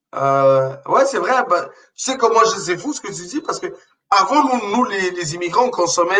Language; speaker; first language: French; non-native, local second language; Arabic